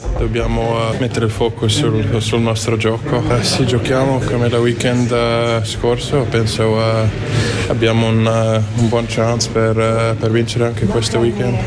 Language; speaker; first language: Italian; non-native, learner; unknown